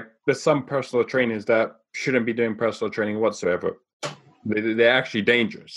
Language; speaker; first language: English; non-native, local second language; Afrikaans